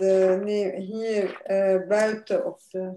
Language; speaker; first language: Dutch; non-native, fluent; Arabic